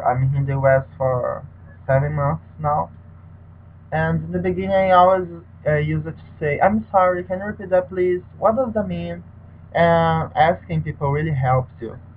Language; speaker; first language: English; non-native, learner; Portuguese